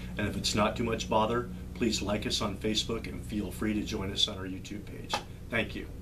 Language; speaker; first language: English; native; English